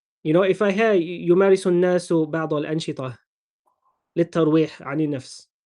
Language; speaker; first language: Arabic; non-native, learner; English